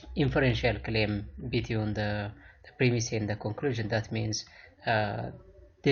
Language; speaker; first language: English; non-native, local second language; Amharic